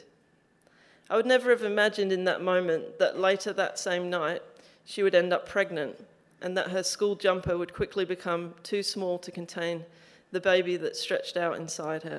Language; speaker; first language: English; native; English